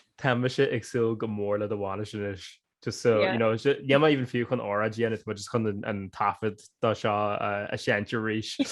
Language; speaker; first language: Irish; native; Irish